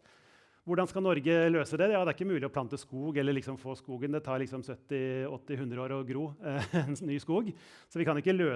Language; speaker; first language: Norwegian; native; Norwegian